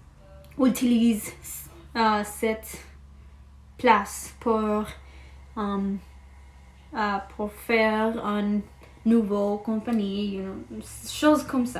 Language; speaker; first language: French; non-native, learner; English